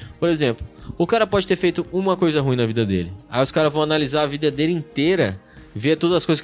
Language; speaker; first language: Portuguese; native; Portuguese